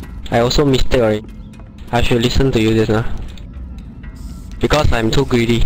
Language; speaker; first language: English; non-native, local second language; Chinese